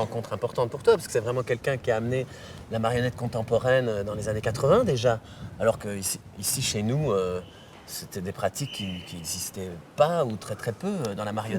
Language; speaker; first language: French; native; French